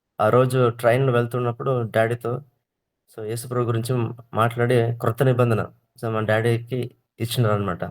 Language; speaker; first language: Telugu; non-native, local second language; Kannada